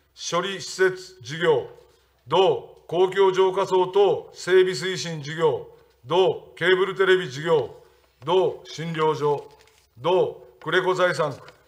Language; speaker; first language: Japanese; native; Japanese